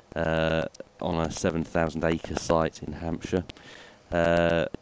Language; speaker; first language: English; native; English